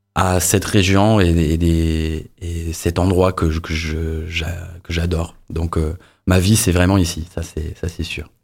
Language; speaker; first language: French; non-native, fluent; English